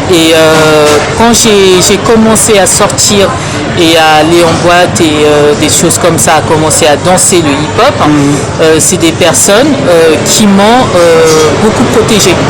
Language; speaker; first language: French; early bilingual, other home language; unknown